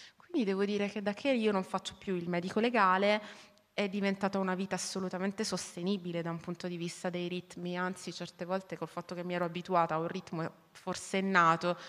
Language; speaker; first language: Italian; native; Italian